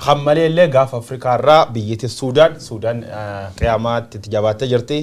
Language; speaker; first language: Oromo; native; Oromo